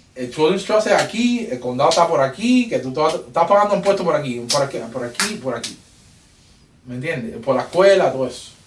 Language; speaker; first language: Spanish; early bilingual, heritage; Spanish